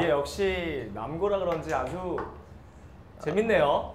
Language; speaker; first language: Korean; native; Korean